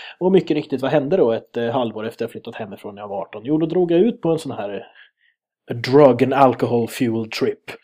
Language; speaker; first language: Swedish; native; Swedish